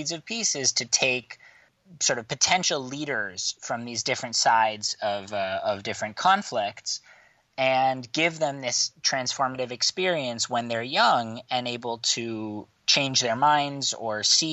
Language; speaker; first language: English; native; English